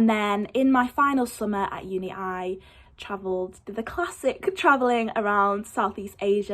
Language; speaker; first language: English; native; English